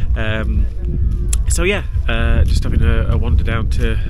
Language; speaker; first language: English; native; English